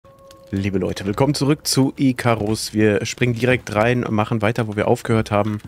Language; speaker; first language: German; native; German